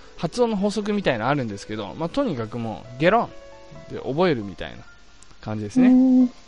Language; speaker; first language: Japanese; non-native, fluent; English